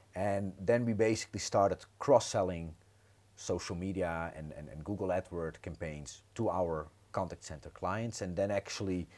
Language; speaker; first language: English; non-native, fluent; Dutch